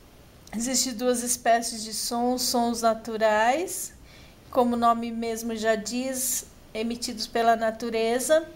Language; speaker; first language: Portuguese; native; Portuguese